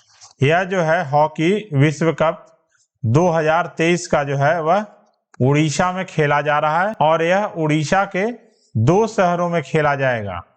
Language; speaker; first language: Hindi; native; Hindi